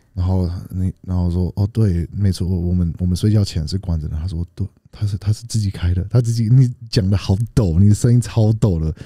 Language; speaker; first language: Chinese; early bilingual, heritage; Chinese